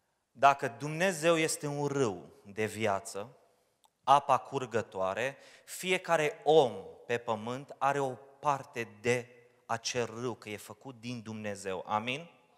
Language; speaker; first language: Romanian; early bilingual, heritage; Romanian